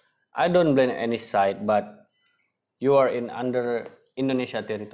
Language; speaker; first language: English; non-native, learner; Indonesian